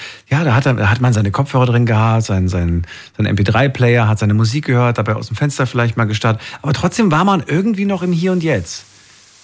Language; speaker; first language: German; native; German